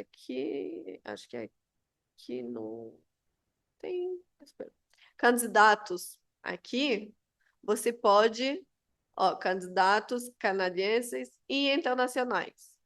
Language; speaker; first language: Portuguese; non-native, fluent; Spanish